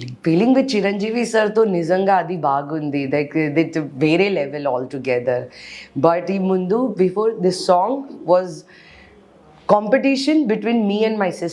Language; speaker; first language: Telugu; non-native, learner; Hindi